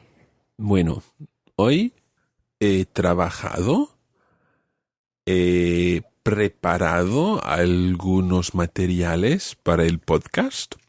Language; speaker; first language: Spanish; non-native, fluent; English